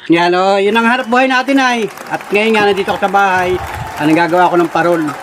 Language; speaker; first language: Filipino; native; Filipino